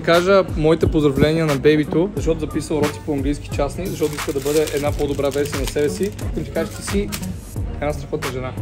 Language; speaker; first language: Bulgarian; native; Bulgarian